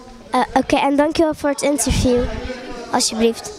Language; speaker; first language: Dutch; native; Dutch